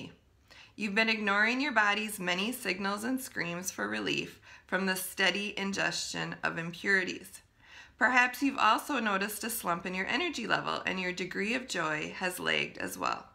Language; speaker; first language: English; native; English